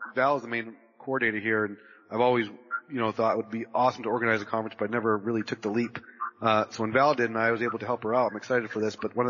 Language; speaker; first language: English; native; English